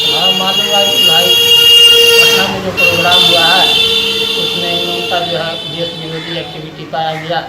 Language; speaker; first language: Hindi; native; Hindi